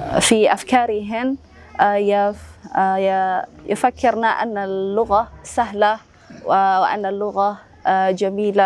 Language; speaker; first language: Arabic; non-native, fluent; Indonesian